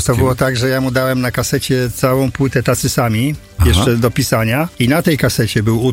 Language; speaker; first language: Polish; native; Polish